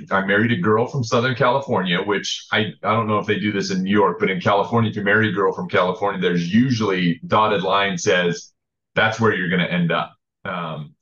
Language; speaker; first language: English; native; English